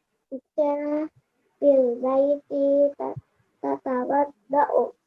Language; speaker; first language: Arabic; non-native, learner; Indonesian